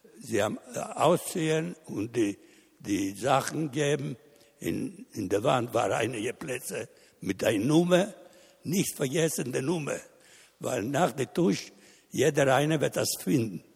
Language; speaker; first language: German; non-native, learner; Italian